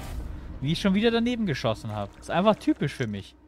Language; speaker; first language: German; native; German